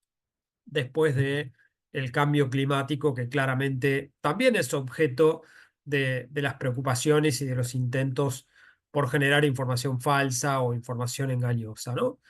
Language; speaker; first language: Spanish; native; Spanish